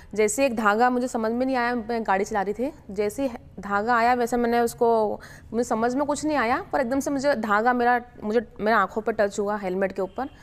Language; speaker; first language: Hindi; native; Hindi